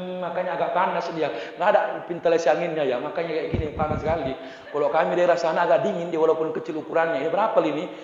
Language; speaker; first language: Malay; non-native, local second language; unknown